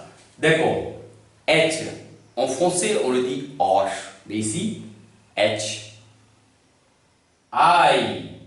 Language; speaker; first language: French; non-native, learner; Hindi